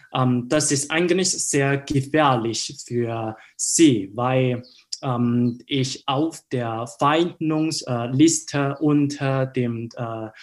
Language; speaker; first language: German; non-native, learner; Cantonese